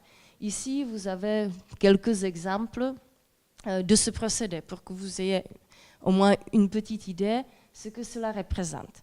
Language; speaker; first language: French; non-native, fluent; Czech